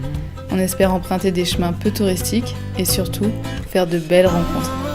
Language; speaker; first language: French; native; French